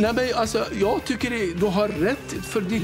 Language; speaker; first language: Swedish; native; Swedish